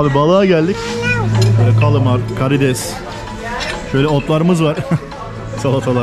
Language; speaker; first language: Turkish; native; Turkish